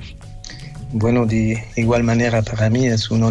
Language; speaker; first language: Spanish; non-native, fluent; French